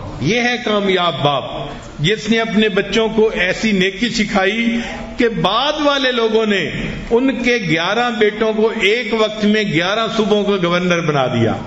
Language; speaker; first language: Urdu; non-native, local second language; Punjabi